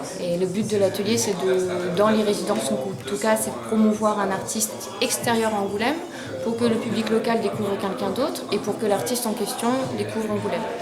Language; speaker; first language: French; native; French